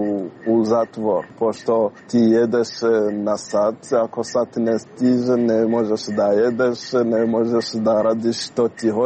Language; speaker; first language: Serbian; non-native, learner; Rundi